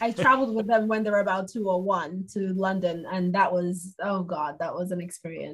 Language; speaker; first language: English; non-native, local second language; Igbo